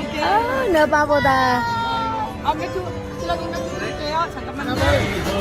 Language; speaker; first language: Korean; non-native, learner; Vietnamese